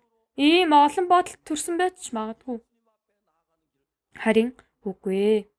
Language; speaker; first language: Mongolian; non-native, fluent; Korean